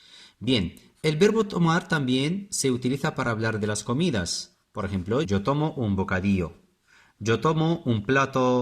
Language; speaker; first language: Spanish; non-native, fluent; Arabic